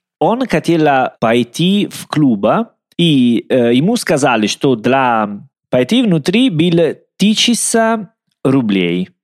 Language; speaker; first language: Russian; non-native, learner; Italian